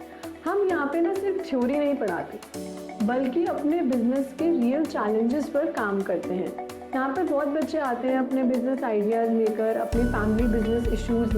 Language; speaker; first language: Hindi; native; Hindi